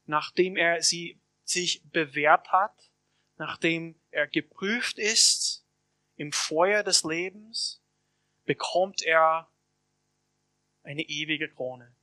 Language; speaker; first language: German; non-native, fluent; English